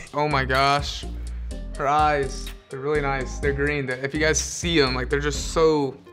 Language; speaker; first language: English; native; English